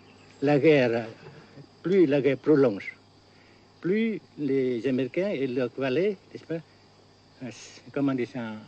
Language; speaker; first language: French; non-native, fluent; Vietnamese